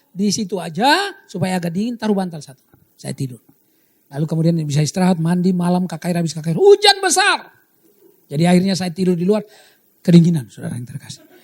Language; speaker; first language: Indonesian; native; Indonesian